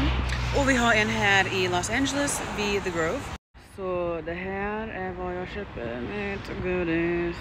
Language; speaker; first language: Swedish; early bilingual, heritage; Swedish